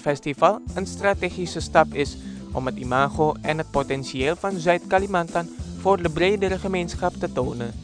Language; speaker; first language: Dutch; non-native, fluent; Indonesian